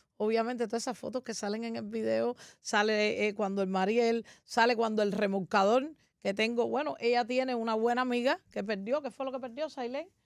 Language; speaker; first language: Spanish; native; Spanish